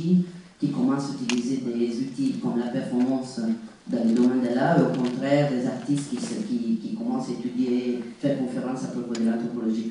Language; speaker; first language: French; non-native, fluent; Italian